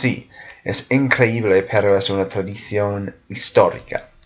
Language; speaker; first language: Spanish; non-native, fluent; English